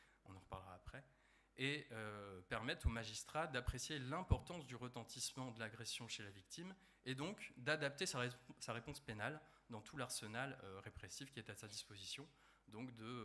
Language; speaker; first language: French; native; French